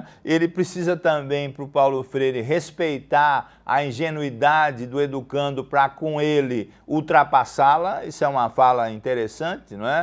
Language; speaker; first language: Portuguese; native; Portuguese